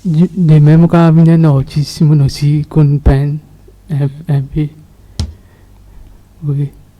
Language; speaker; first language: French; non-native, local second language; Morisyen